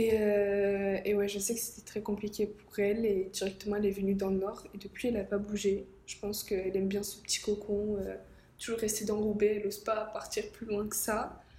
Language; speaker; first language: French; native; French